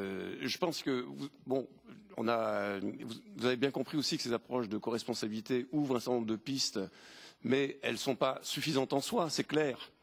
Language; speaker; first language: French; native; French